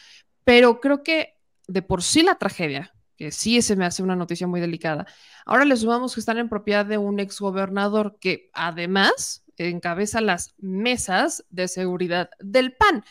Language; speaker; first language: Spanish; native; Spanish